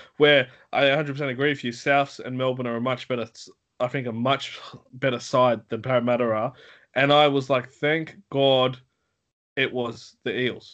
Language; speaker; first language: English; native; English